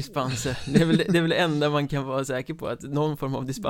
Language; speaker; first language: Swedish; native; Swedish